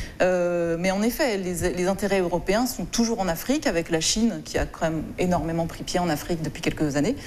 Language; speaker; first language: French; native; French